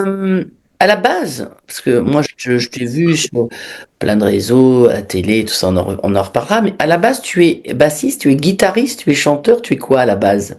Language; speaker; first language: French; native; French